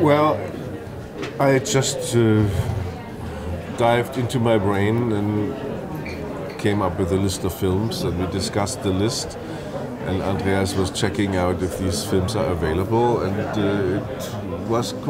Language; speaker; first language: English; non-native, fluent; German